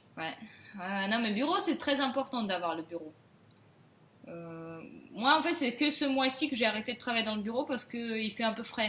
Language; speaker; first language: French; non-native, fluent; Russian